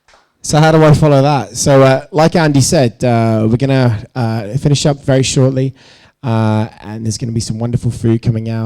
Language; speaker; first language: English; native; English